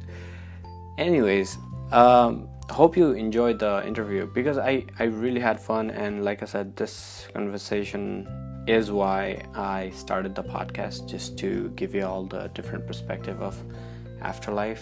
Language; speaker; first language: English; non-native, local second language; Nepali